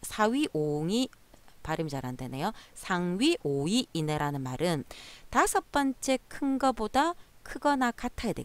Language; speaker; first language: Korean; native; Korean